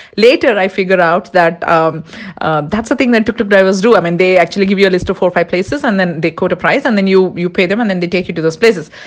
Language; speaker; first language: English; non-native, local second language; Tulu